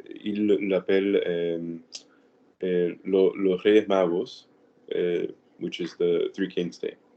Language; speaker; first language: French; non-native, learner; Spanish